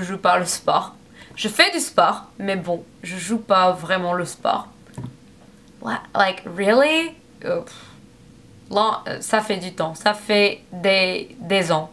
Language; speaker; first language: French; non-native, learner; English